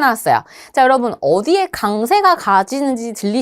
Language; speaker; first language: Korean; native; Korean